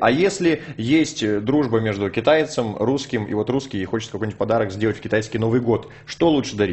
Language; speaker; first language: Russian; native; Russian